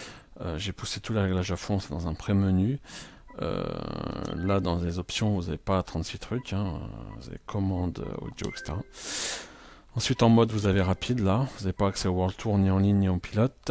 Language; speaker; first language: French; native; French